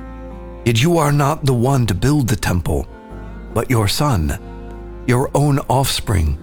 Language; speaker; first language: English; native; English